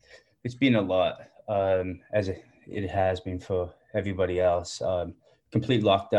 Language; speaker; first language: English; native; English